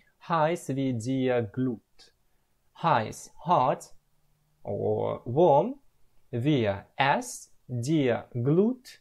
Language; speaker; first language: German; non-native, learner; Russian